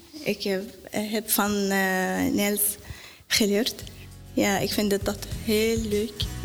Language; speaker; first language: Dutch; non-native, learner; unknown